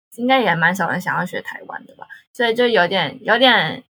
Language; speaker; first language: Chinese; native; Chinese